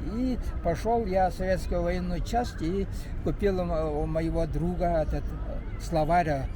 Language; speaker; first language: Russian; non-native, fluent; Mongolian